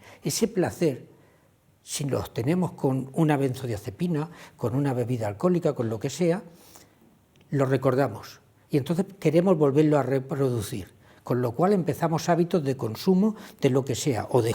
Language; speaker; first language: Spanish; native; Spanish